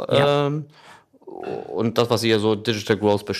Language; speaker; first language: German; native; German